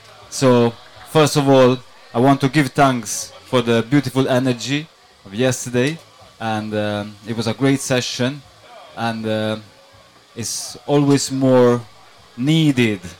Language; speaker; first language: English; non-native, fluent; Italian